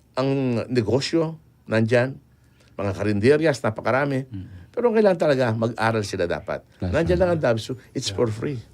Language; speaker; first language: Filipino; non-native, local second language; Pampanga